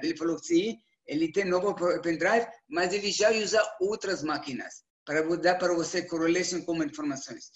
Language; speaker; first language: Portuguese; non-native, learner; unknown